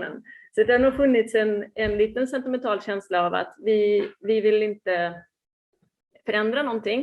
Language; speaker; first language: Swedish; native; Swedish